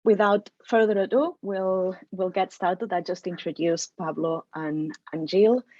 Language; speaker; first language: English; non-native, fluent; Catalan